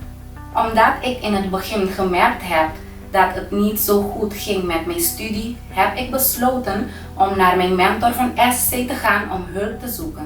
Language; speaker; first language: Dutch; non-native, local second language; Papiamento